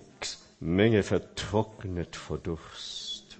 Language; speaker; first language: German; non-native, fluent; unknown